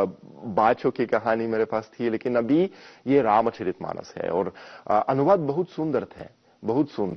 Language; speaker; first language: Hindi; non-native, fluent; Russian